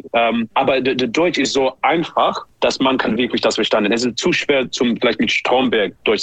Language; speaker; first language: German; non-native, learner; English